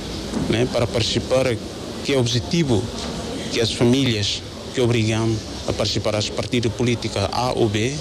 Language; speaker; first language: Portuguese; non-native, learner; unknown